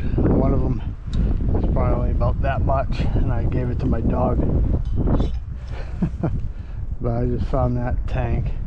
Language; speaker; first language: English; native; English